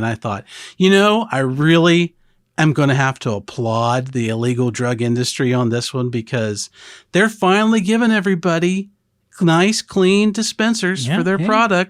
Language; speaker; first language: English; native; English